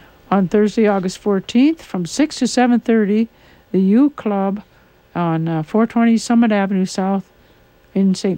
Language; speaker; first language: English; native; English